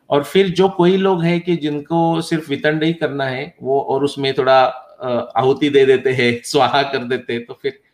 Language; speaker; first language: Hindi; non-native, local second language; Marathi